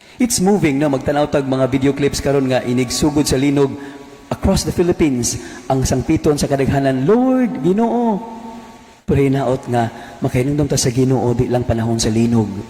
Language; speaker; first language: Cebuano; native; Cebuano